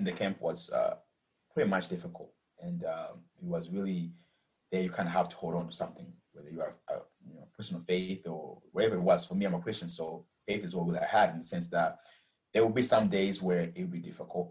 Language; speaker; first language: English; early bilingual, other home language; Rundi